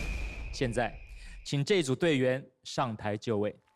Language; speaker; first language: Chinese; native; Chinese